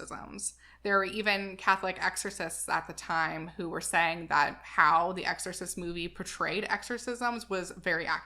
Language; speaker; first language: English; native; English